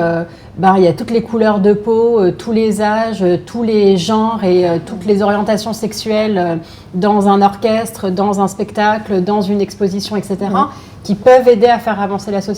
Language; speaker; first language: French; native; French